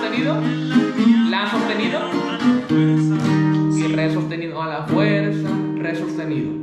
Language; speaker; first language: Spanish; native; Spanish